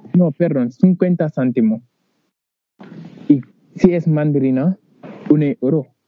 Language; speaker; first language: Spanish; non-native, learner; Wolof